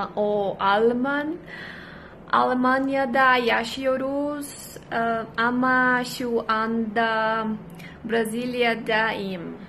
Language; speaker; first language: Turkish; non-native, learner; Portuguese